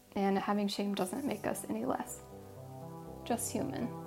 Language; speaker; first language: English; native; English